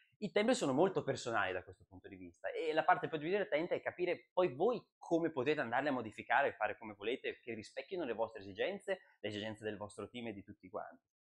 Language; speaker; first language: Italian; native; Italian